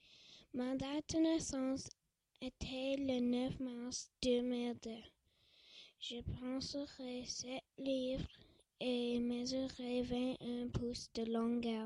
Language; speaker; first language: French; non-native, local second language; English